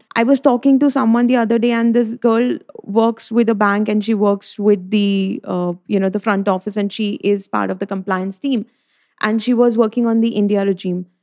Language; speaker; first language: English; non-native, local second language; Hindi